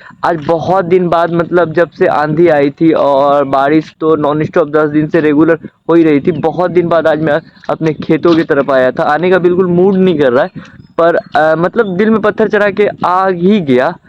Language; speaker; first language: Hindi; native; Hindi